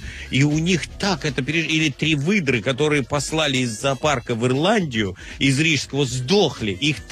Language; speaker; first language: Russian; native; Russian